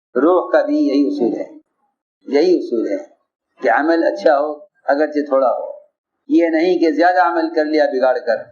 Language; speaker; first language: Urdu; native; Urdu